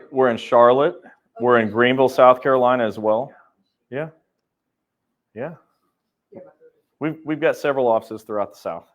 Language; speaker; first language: English; native; English